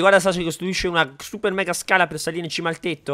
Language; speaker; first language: Italian; native; Italian